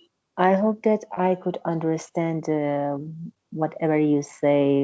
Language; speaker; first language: English; non-native, learner; Persian